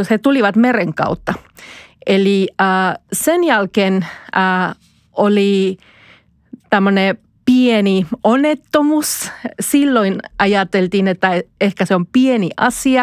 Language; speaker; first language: Finnish; non-native, fluent; Spanish